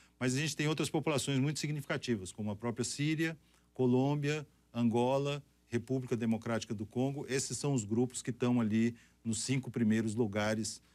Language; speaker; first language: Portuguese; native; Portuguese